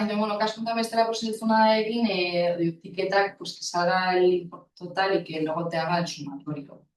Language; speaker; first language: Spanish; non-native, local second language; Basque